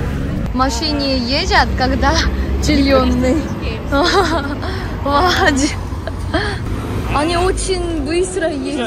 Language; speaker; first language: Russian; non-native, learner; Korean